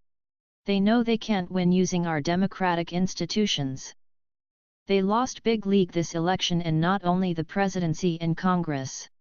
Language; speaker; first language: English; native; English